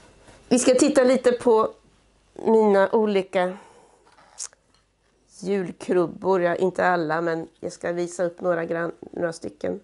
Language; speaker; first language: Swedish; native; Swedish